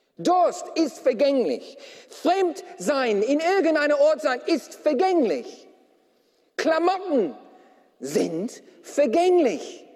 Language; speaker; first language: German; non-native, fluent; English